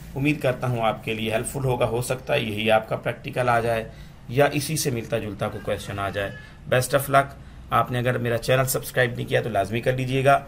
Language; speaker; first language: Urdu; non-native, local second language; Punjabi